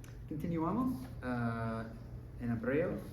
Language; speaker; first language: Spanish; non-native, learner; English